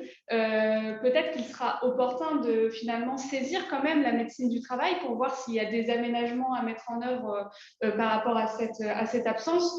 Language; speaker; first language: French; native; French